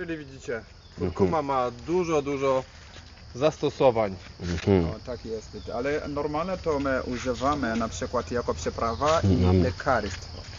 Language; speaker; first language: Polish; non-native, fluent; Swahili